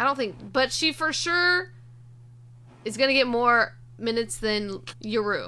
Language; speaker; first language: English; native; English